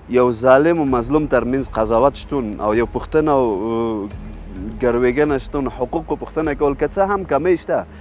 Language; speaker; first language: Pashto; non-native, local second language; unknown